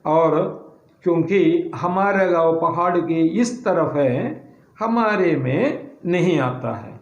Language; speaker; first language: Hindi; non-native, local second language; Malayalam